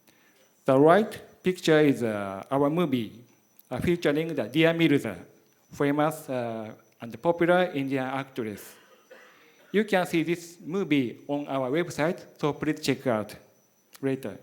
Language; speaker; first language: English; non-native, learner; Japanese